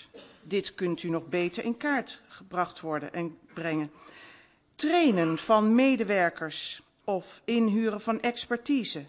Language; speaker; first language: Dutch; native; Dutch